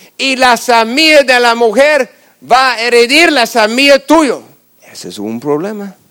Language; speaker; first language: Spanish; non-native, fluent; English